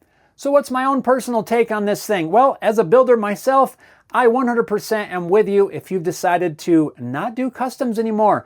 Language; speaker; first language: English; native; English